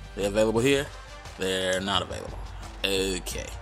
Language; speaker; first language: English; native; English